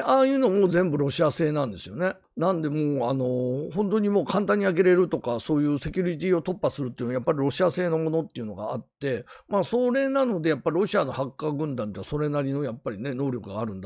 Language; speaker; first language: Japanese; native; Japanese